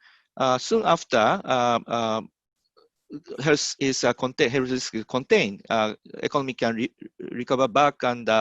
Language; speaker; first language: English; non-native, fluent; Japanese